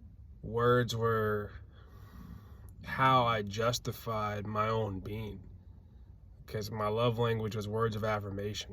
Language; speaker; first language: English; native; English